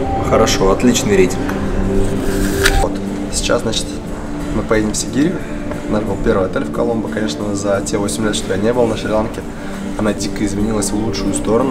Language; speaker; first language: Russian; native; Russian